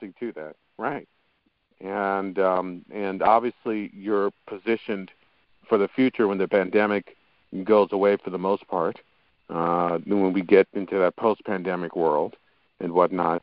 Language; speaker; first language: English; native; English